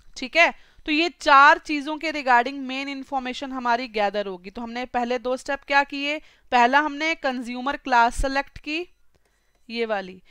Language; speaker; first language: Hindi; native; Hindi